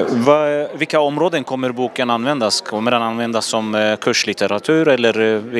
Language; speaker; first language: Swedish; non-native, fluent; Assyrian Neo-Aramaic